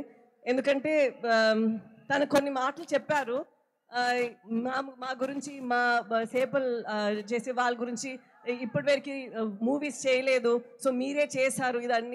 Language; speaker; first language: Telugu; non-native, local second language; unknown